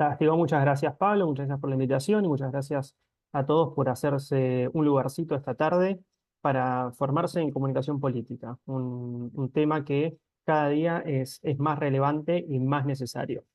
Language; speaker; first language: Spanish; native; Spanish